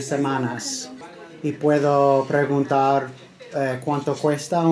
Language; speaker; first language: Spanish; non-native, learner; English